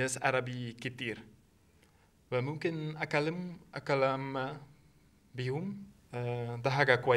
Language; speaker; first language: Arabic; non-native, learner; Dutch